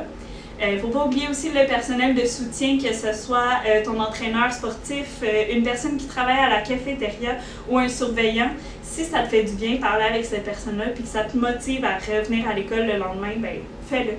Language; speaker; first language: French; native; French